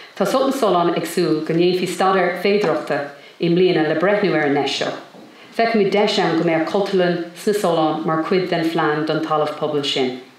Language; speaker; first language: Irish; non-native, local second language; English